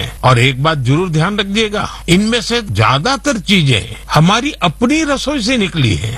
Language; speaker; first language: Hindi; non-native, local second language; Gujarati